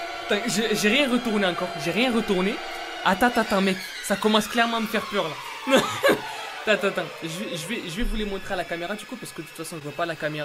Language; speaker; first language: French; native; French